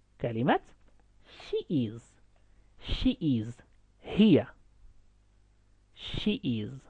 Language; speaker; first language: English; non-native, fluent; Arabic